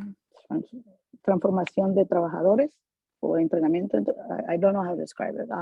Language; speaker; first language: Spanish; native; Spanish